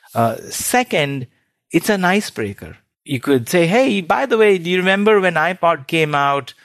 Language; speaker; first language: English; non-native, local second language; Hindi